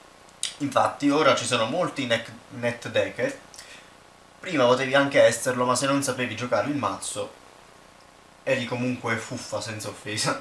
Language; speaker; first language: Italian; native; Italian